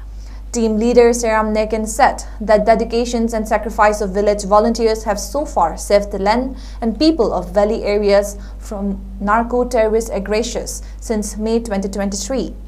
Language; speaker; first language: English; non-native, local second language; Manipuri